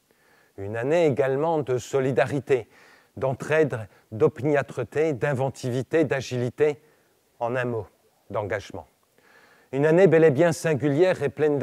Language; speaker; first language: French; native; French